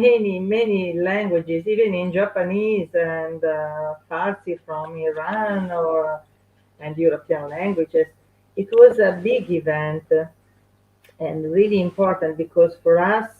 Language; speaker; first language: English; non-native, fluent; Italian